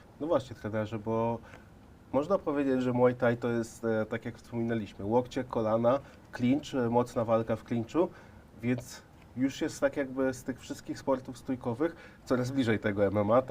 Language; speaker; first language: Polish; native; Polish